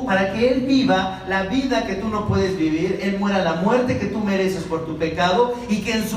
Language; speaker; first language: Spanish; native; Spanish